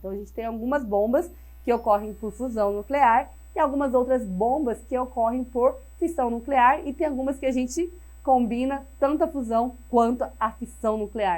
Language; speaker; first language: Portuguese; native; Portuguese